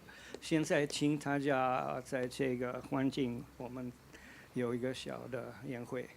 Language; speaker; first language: Chinese; non-native, fluent; Slovenian